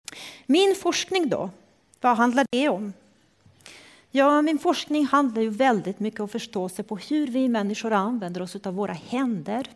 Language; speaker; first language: Swedish; non-native, fluent; Croatian